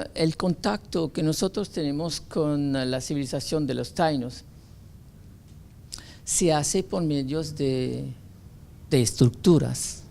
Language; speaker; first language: Spanish; non-native, fluent; French